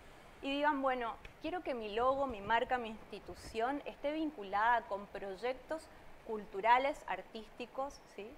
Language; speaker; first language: Spanish; native; Spanish